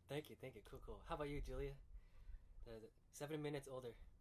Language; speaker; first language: English; early bilingual, other home language; Chinese